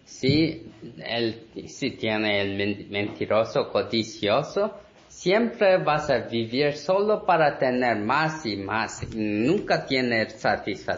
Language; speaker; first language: Spanish; non-native, learner; Korean